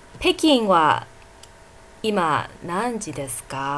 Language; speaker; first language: Japanese; non-native, fluent; Chinese